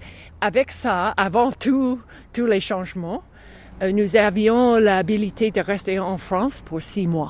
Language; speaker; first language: French; non-native, fluent; English